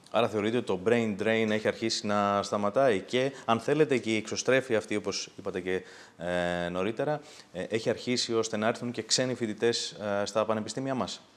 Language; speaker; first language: Greek; native; Greek